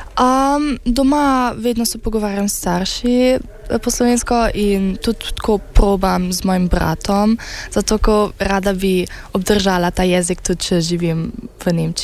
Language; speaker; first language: Slovenian; early bilingual, heritage; Slovenian